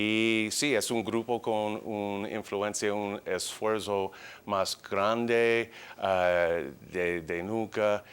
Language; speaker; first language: Spanish; early bilingual, heritage; English